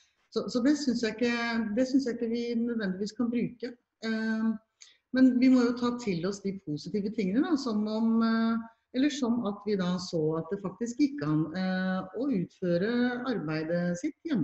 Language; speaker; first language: Norwegian; native; Norwegian